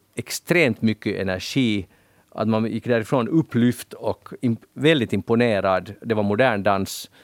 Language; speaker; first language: Swedish; native; Swedish